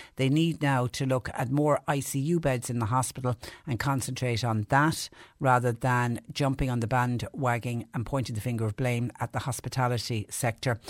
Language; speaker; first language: English; native; English